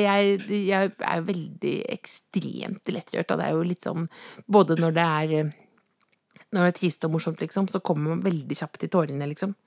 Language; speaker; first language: Norwegian; native; Norwegian